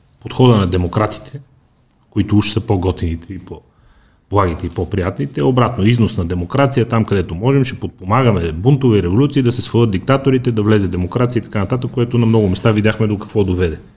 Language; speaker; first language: Bulgarian; native; Bulgarian